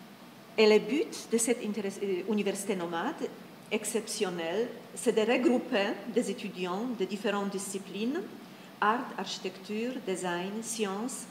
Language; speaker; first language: French; non-native, fluent; Polish